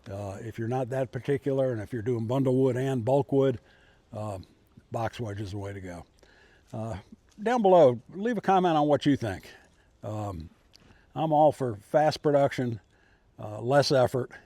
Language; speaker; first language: English; native; English